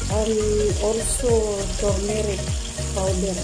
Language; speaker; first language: English; non-native, local second language; Filipino